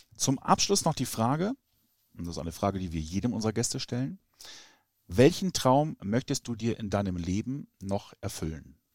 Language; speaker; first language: German; native; German